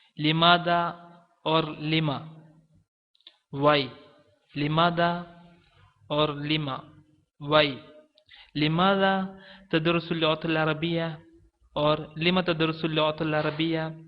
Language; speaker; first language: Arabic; non-native, fluent; Malayalam